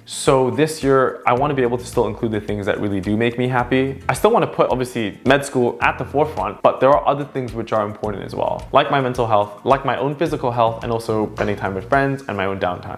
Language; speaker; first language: English; native; English